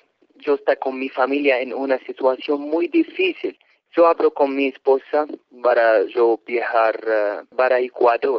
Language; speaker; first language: Spanish; non-native, learner; Arabic